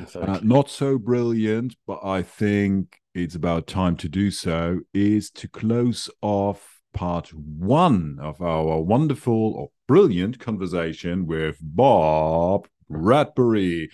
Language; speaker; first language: English; non-native, fluent; German